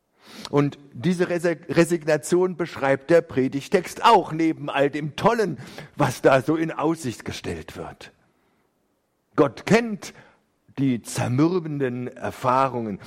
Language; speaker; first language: German; native; German